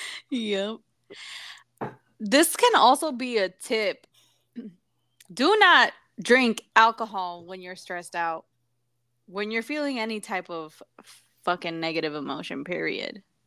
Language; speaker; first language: English; early bilingual, other home language; Spanish